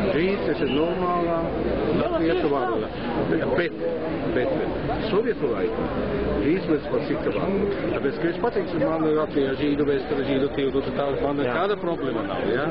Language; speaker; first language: Latvian; non-native, learner; Russian